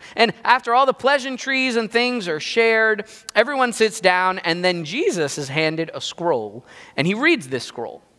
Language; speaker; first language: English; native; English